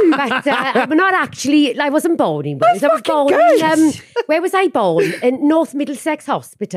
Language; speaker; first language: English; native; English